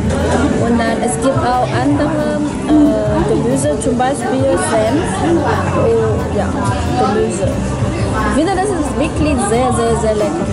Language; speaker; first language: German; non-native, learner; Chinese